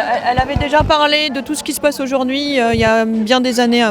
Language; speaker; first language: French; native; French